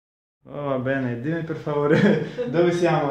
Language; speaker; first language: Italian; non-native, learner; Russian